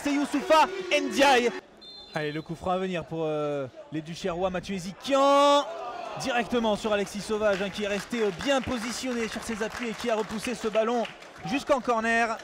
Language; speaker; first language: French; native; French